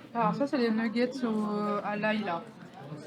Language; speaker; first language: French; native; French